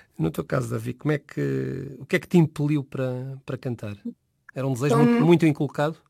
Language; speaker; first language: Portuguese; native; Portuguese